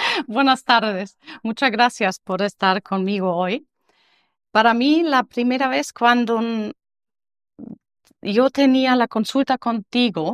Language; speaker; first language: Spanish; non-native, learner; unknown